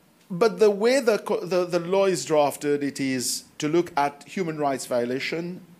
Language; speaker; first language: English; non-native, local second language; Seselwa Creole French